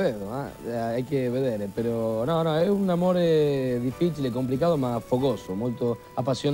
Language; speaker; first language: Italian; non-native, learner; Spanish